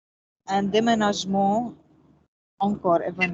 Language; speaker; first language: French; non-native, learner; Arabic